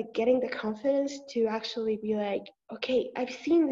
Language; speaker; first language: English; non-native, fluent; Spanish